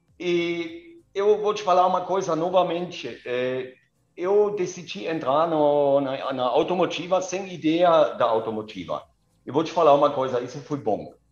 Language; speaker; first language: Portuguese; non-native, fluent; German